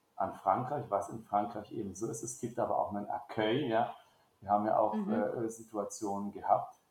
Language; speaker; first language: German; native; German